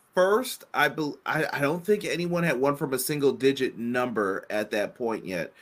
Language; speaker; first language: English; native; English